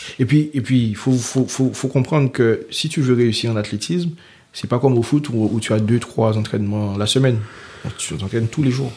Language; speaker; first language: French; early bilingual, other home language; Haitian Creole